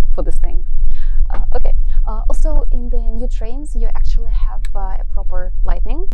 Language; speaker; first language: English; non-native, fluent; Russian